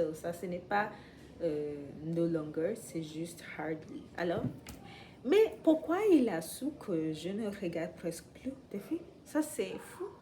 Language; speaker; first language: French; non-native, learner; English